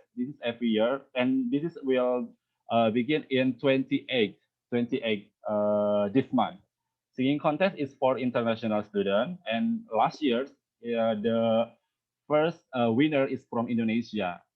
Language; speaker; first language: English; non-native, learner; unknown